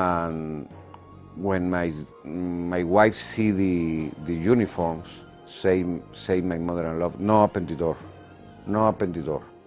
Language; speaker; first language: English; non-native, learner; Spanish